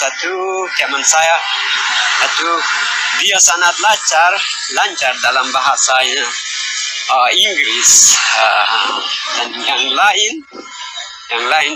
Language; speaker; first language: Indonesian; non-native, learner; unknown